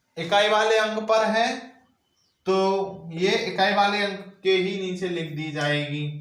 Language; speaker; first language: Hindi; native; Hindi